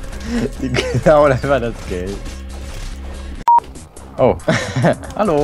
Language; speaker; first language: German; native; German